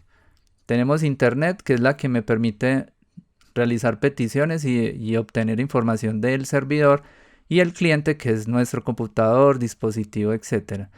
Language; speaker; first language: Spanish; native; Spanish